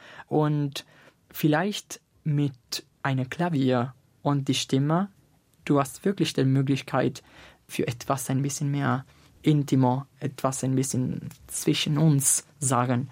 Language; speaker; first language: German; non-native, fluent; Italian